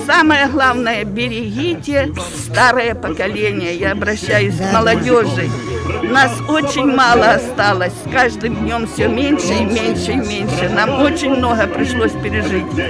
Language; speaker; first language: Russian; native; Russian